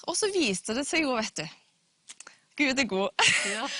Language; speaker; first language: Norwegian; native; Norwegian